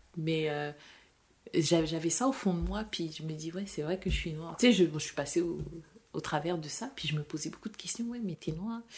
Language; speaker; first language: French; native; French